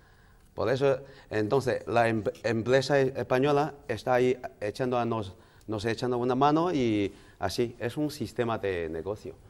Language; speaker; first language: Spanish; non-native, learner; Chinese